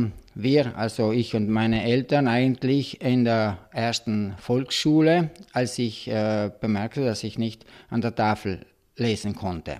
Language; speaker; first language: German; non-native, local second language; Italian